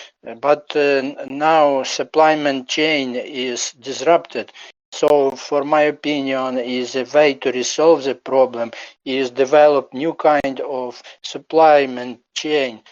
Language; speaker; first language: English; non-native, learner; Ukrainian